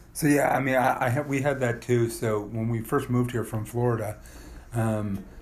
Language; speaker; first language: English; native; English